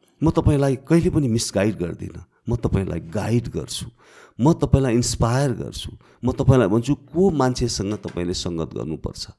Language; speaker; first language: Nepali; native; Nepali